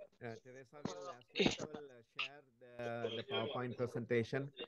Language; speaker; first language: English; non-native, learner; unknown